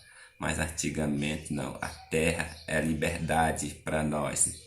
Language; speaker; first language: Portuguese; non-native, local second language; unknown